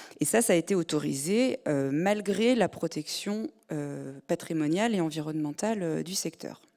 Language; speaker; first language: French; native; French